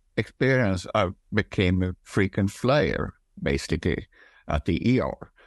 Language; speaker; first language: English; non-native, fluent; Swedish